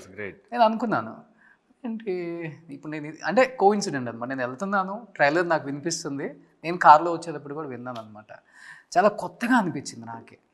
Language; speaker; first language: Telugu; native; Telugu